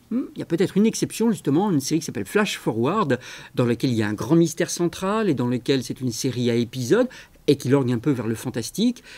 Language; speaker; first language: French; native; French